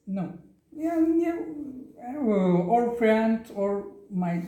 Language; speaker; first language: English; non-native, learner; Turkish